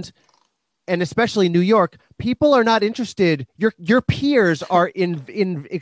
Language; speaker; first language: English; native; English